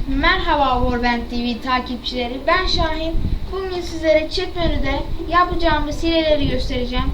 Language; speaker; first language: Turkish; native; Turkish